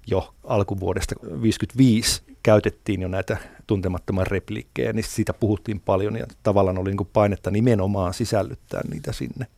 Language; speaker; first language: Finnish; native; Finnish